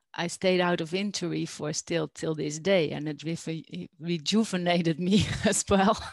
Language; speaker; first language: English; non-native, fluent; Dutch